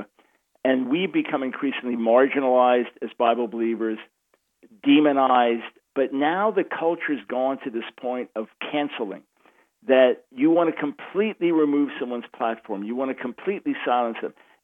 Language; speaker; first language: English; native; English